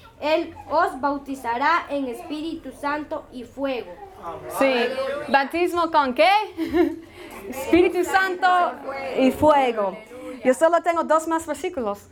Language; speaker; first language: Spanish; non-native, learner; English